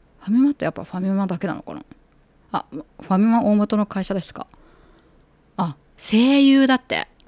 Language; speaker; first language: Japanese; native; Japanese